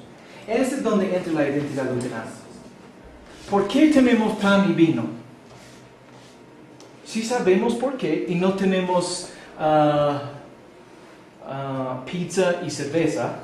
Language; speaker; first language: Spanish; non-native, fluent; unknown